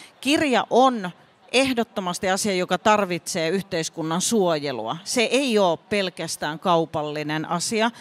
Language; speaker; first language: Finnish; native; Finnish